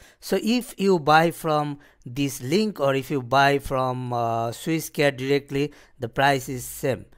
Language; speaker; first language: English; non-native, local second language; Bangla